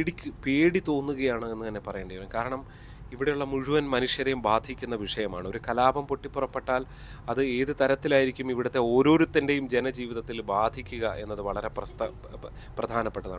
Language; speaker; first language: Malayalam; native; Malayalam